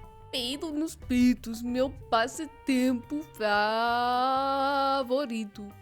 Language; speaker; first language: Portuguese; non-native, learner; English